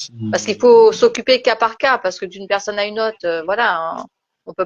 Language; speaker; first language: French; native; French